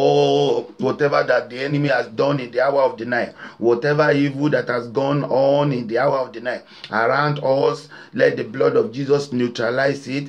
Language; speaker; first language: English; non-native, local second language; Yoruba